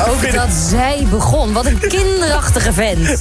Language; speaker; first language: Dutch; native; Dutch